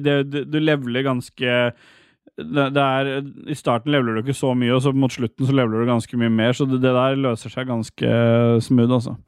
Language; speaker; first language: Norwegian; native; Norwegian